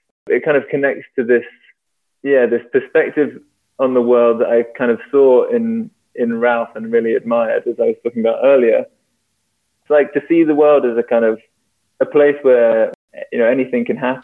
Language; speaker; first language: English; native; English